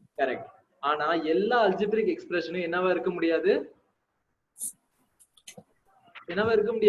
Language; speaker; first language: Tamil; native; Tamil